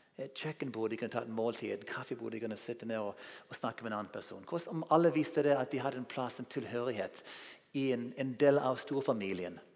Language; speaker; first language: Norwegian; non-native, fluent; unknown